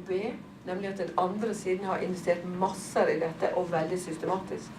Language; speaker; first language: Norwegian; native; Norwegian